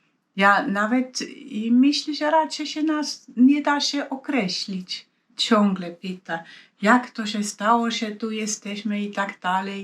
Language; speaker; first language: Polish; non-native, fluent; Swiss German